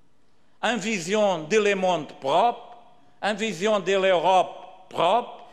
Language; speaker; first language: French; non-native, learner; Portuguese